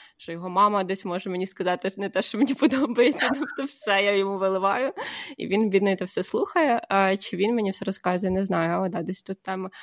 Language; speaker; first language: Ukrainian; native; Ukrainian